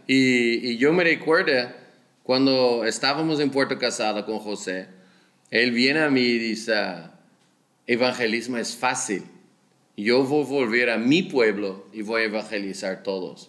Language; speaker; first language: Spanish; non-native, learner; Dutch